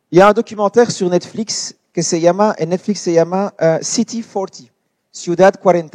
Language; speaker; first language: Spanish; non-native, learner; French